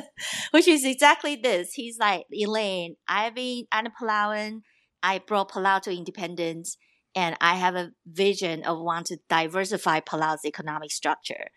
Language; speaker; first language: English; non-native, fluent; Chinese